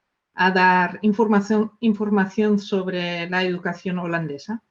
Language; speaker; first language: Spanish; non-native, fluent; Dutch